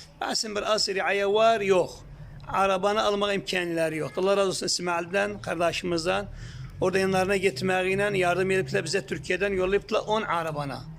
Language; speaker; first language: Turkish; native; Turkish